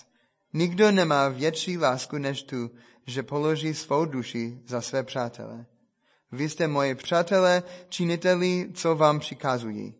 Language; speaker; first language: Czech; non-native, fluent; English